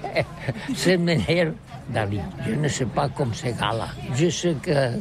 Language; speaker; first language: French; non-native, learner; Catalan